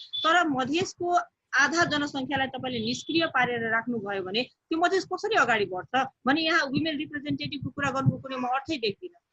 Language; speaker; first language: Nepali; non-native, local second language; Bhojpuri